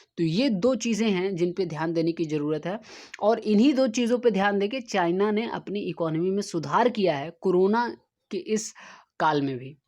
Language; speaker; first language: Hindi; native; Hindi